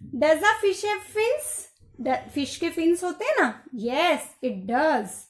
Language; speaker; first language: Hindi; non-native, local second language; Gujarati